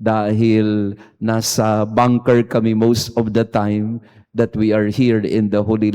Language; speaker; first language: English; non-native, local second language; Filipino